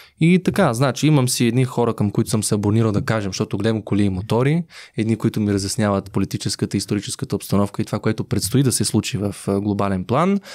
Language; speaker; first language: Bulgarian; native; Bulgarian